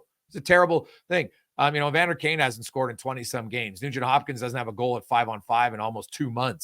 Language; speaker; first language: English; native; English